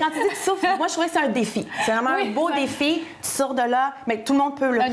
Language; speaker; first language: French; native; French